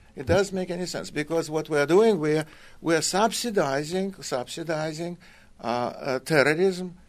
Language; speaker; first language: English; non-native, fluent; Russian